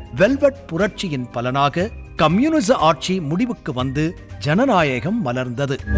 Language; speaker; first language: Tamil; native; Tamil